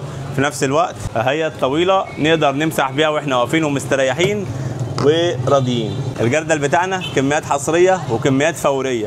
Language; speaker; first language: Arabic; native; Arabic